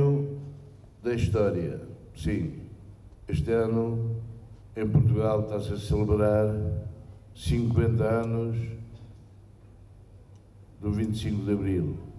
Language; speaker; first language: Portuguese; non-native, local second language; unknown